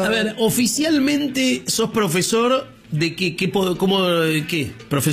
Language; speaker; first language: Spanish; native; Spanish